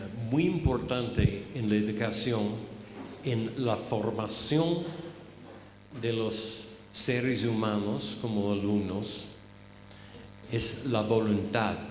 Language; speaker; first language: Spanish; non-native, fluent; English